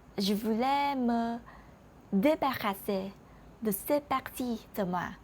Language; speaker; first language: French; non-native, learner; Vietnamese